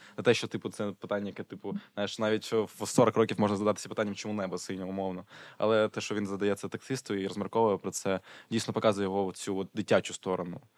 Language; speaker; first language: Ukrainian; native; Ukrainian